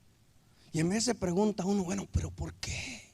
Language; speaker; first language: Spanish; native; Spanish